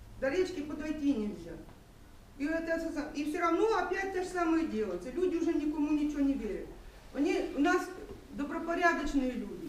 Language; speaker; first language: Russian; non-native, local second language; Ukrainian